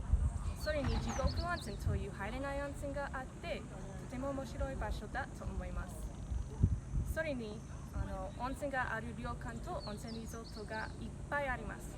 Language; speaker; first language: Japanese; non-native, learner; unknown